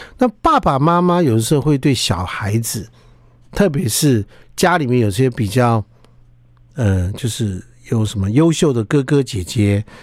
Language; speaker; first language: Chinese; native; Chinese